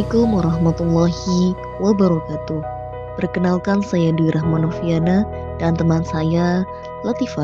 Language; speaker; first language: Indonesian; native; Indonesian